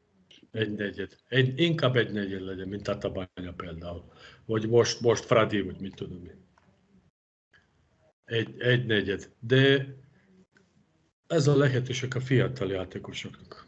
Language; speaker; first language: Hungarian; non-native, fluent; Serbian